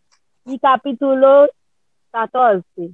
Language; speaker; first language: Spanish; non-native, learner; Haitian Creole